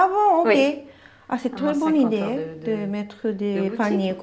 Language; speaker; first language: French; non-native, learner; Japanese